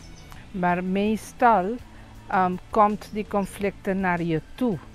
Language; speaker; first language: Dutch; non-native, local second language; Papiamento